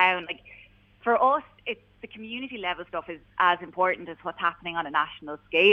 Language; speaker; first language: English; native; English